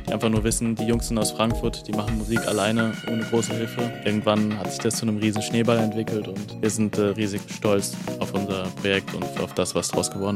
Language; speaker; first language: German; native; German